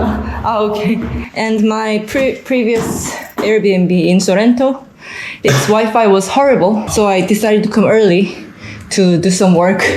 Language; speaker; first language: English; non-native, fluent; Korean